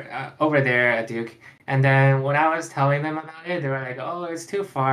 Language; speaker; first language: English; non-native, fluent; Chinese